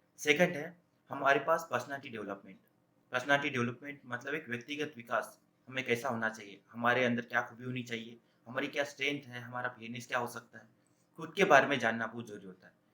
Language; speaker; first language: Hindi; native; Hindi